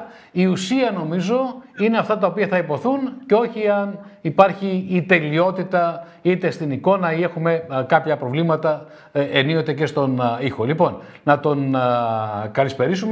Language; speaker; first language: Greek; native; Greek